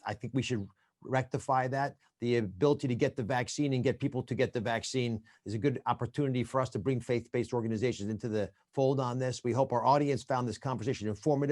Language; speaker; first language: English; native; English